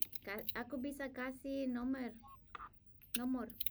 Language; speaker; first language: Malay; non-native, learner; English